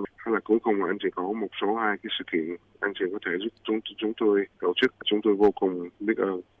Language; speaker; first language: Vietnamese; early bilingual, heritage; Vietnamese